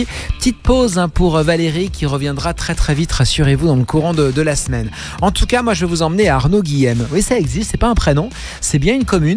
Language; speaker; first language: French; native; French